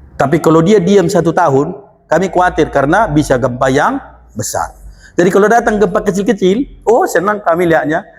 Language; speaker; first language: Indonesian; non-native, local second language; Batak Toba